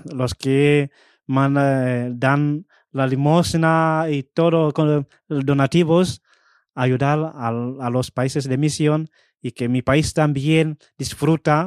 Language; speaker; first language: Spanish; non-native, fluent; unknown